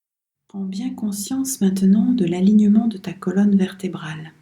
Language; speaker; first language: French; native; French